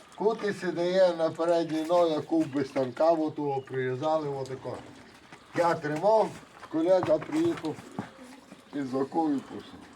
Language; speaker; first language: Ukrainian; native; Ukrainian